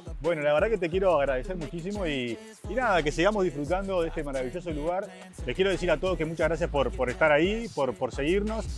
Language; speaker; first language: Spanish; native; Spanish